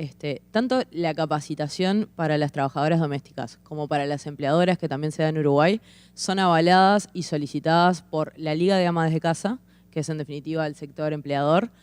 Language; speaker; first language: Spanish; native; Spanish